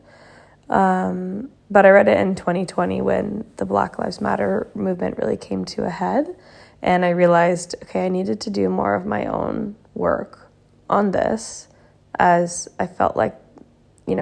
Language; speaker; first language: English; native; English